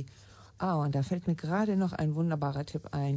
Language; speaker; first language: German; native; German